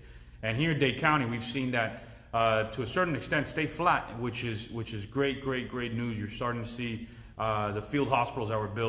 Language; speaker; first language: English; early bilingual, other home language; Spanish